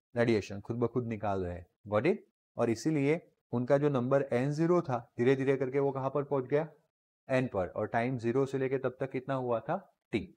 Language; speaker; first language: Hindi; non-native, local second language; Gujarati